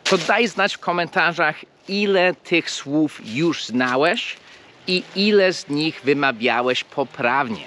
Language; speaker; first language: Polish; non-native, fluent; English